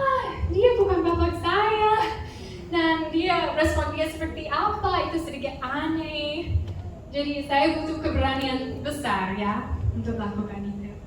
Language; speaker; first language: Indonesian; non-native, fluent; English